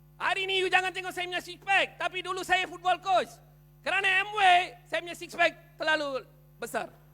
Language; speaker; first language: Malay; non-native, local second language; Tamil